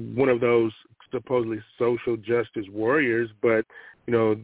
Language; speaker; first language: English; native; English